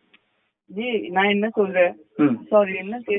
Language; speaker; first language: Tamil; non-native, fluent; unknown